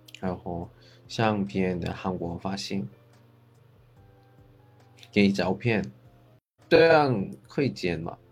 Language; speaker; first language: Chinese; non-native, fluent; Korean